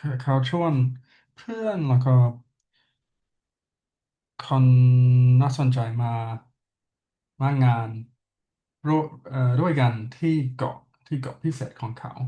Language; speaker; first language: Thai; non-native, learner; English